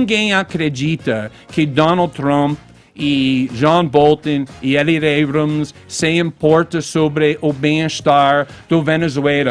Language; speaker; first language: Portuguese; non-native, fluent; English